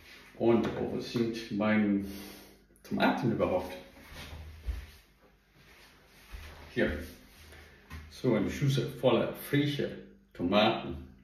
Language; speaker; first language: German; non-native, fluent; Portuguese